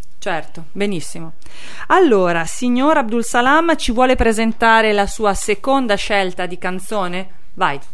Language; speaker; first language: Italian; native; Italian